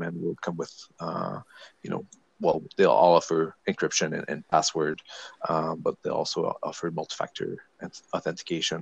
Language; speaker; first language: English; non-native, fluent; French